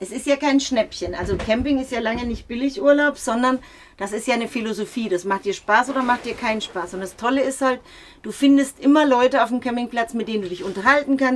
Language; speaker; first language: German; native; German